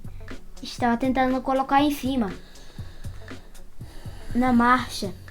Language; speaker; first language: Portuguese; early bilingual, heritage; Portuguese